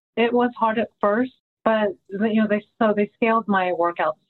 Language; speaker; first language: English; early bilingual, other home language; Filipino